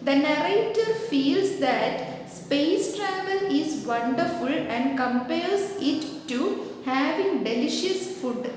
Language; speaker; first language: English; non-native, local second language; Malayalam